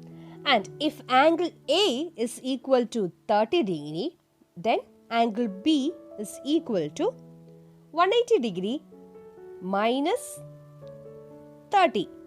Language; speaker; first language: English; non-native, local second language; Malayalam